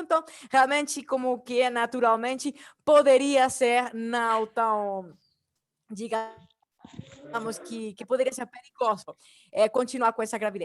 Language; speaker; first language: Portuguese; non-native, fluent; Spanish